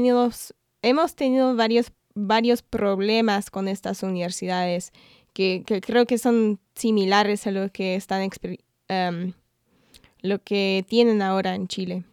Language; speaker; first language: Spanish; non-native, fluent; English